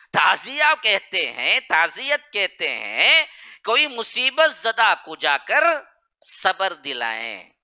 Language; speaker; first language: Urdu; native; Urdu